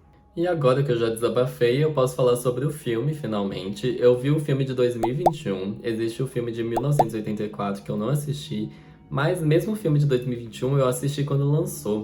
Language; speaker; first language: Portuguese; native; Portuguese